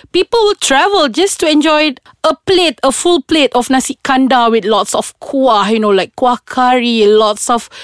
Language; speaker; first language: English; non-native, local second language; Malay